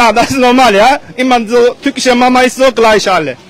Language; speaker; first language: German; non-native, learner; Turkish